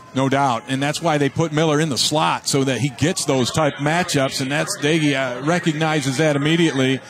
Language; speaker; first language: English; native; English